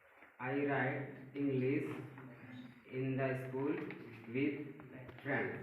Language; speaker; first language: English; non-native, learner; Hindi